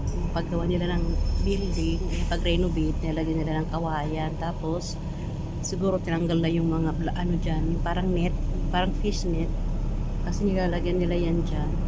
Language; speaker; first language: Filipino; non-native, local second language; Waray